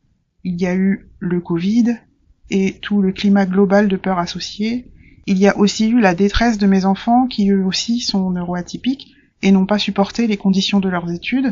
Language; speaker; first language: French; native; French